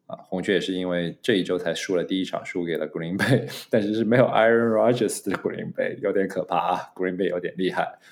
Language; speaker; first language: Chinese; native; Chinese